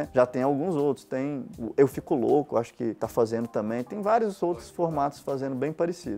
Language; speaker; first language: Portuguese; native; Portuguese